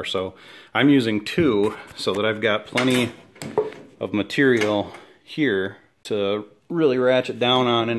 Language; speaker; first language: English; native; English